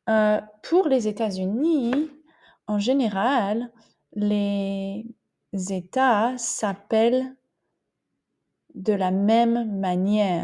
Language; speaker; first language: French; non-native, fluent; English